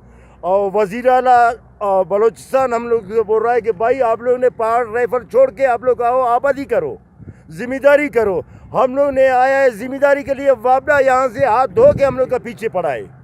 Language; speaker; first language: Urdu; non-native, local second language; Baluchi